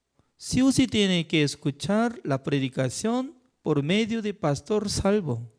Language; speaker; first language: Spanish; non-native, fluent; Korean